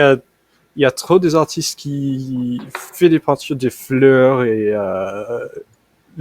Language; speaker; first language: French; non-native, fluent; English